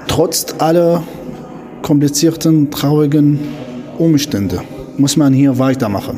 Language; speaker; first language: German; non-native, fluent; Arabic